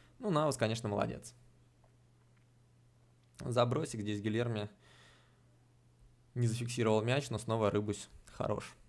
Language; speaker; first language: Russian; native; Russian